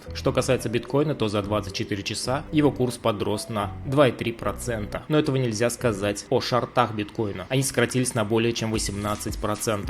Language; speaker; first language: Russian; native; Russian